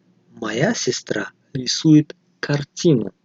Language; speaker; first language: Russian; non-native, fluent; Tajik